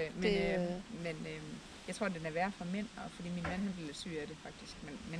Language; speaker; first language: Danish; native; Danish